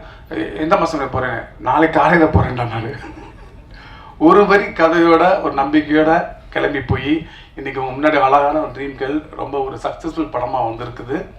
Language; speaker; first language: Tamil; native; Tamil